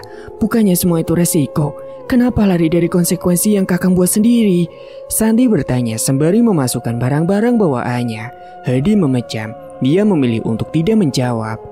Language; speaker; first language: Indonesian; native; Indonesian